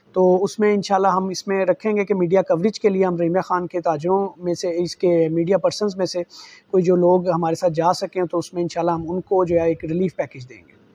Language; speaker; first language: Urdu; non-native, local second language; Saraiki